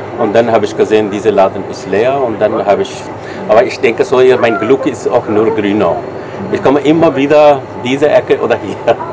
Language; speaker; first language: German; non-native, learner; Hindi